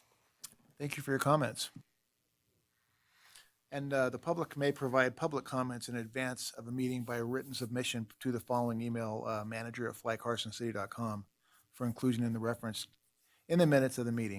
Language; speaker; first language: English; native; English